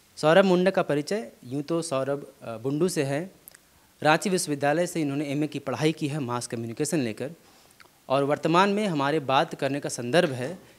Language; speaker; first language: Hindi; native; Hindi